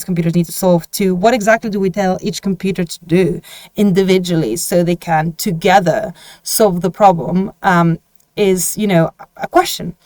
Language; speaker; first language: English; non-native, fluent; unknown